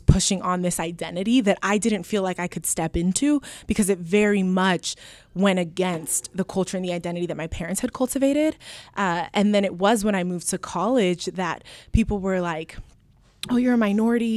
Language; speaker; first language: English; early bilingual, other home language; Spanish